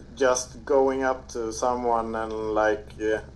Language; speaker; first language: English; non-native, fluent; Swedish